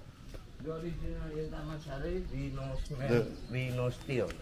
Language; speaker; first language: English; non-native, learner; Indonesian